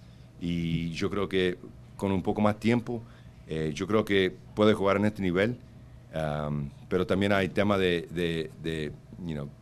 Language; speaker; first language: Spanish; early bilingual, heritage; Spanish